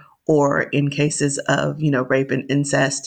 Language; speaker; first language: English; native; English